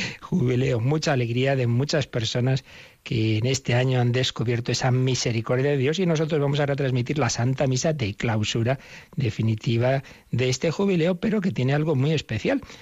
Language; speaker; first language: Spanish; native; Spanish